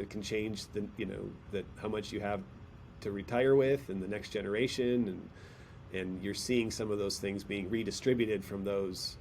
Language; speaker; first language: English; native; English